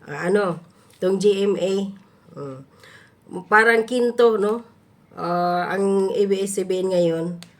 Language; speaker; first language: Filipino; non-native, local second language; Cebuano